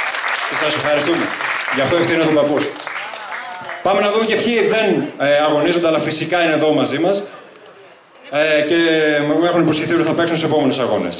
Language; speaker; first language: Greek; native; Greek